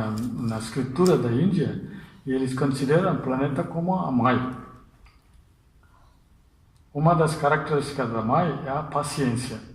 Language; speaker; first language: Portuguese; non-native, fluent; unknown